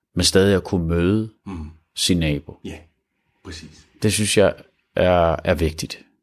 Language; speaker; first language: Danish; early bilingual, other home language; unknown